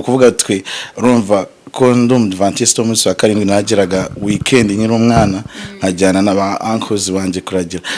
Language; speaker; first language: Kinyarwanda; early bilingual, heritage; Kinyarwanda